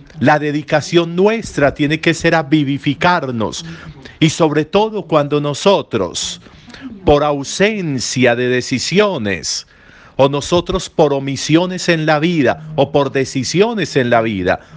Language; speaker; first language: Spanish; native; Spanish